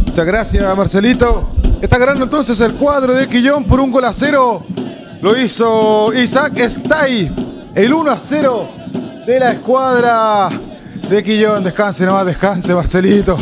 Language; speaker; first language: Spanish; native; Spanish